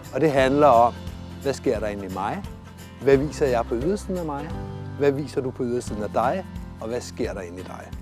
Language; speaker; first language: Danish; native; Danish